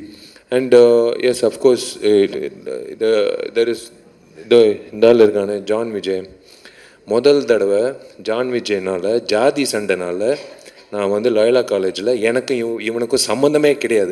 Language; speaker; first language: Tamil; native; Tamil